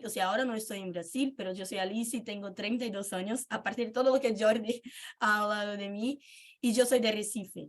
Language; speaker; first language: Spanish; non-native, fluent; Portuguese